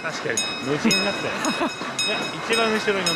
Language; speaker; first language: Japanese; native; Japanese